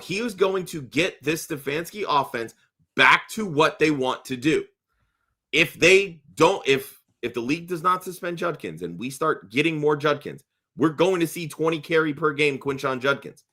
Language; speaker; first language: English; native; English